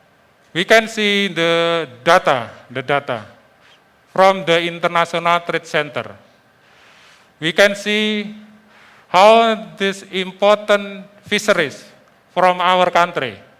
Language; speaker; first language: English; non-native, fluent; Indonesian